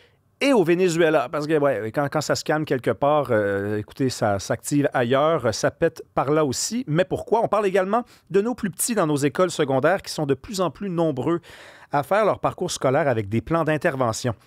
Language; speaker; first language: French; native; French